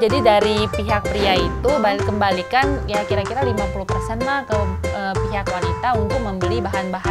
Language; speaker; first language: Indonesian; non-native, fluent; Korean